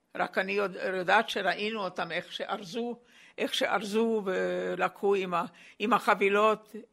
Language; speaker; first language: Hebrew; non-native, fluent; Slovak